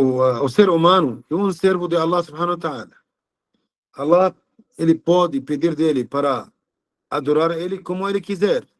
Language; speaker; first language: Portuguese; non-native, learner; Arabic